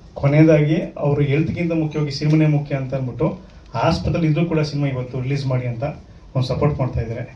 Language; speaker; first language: Kannada; native; Kannada